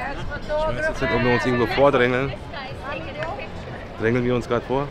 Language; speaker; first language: German; native; German